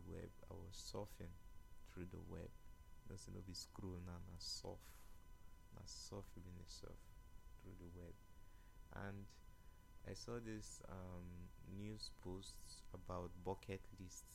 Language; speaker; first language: English; non-native, local second language; Igbo